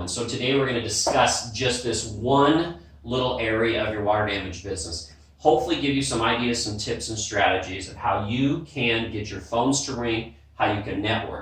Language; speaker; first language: English; native; English